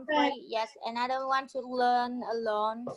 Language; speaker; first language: English; non-native, learner; Vietnamese